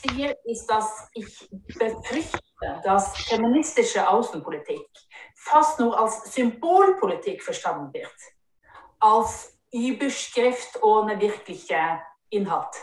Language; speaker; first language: German; non-native, fluent; Norwegian